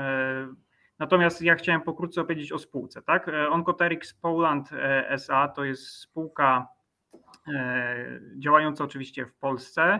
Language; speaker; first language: Polish; native; Polish